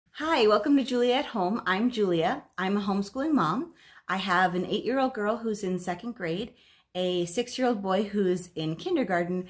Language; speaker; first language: English; native; English